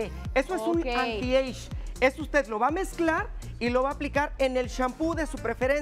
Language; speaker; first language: Spanish; native; Spanish